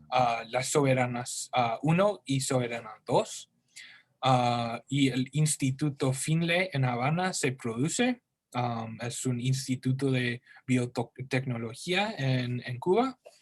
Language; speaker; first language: Spanish; non-native, learner; English